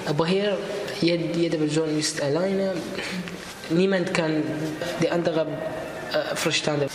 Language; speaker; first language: German; non-native, learner; Arabic